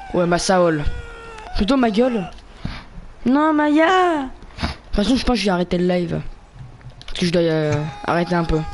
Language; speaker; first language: French; native; French